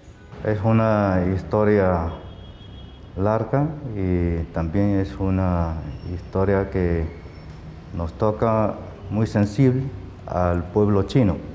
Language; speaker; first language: Spanish; non-native, fluent; Chinese